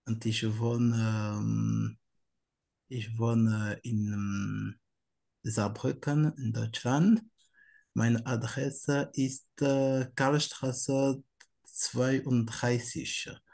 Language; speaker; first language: German; non-native, learner; French